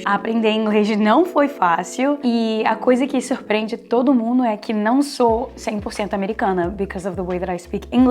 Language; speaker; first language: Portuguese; early bilingual, heritage; Portuguese